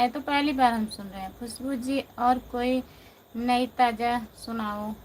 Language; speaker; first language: Hindi; native; Hindi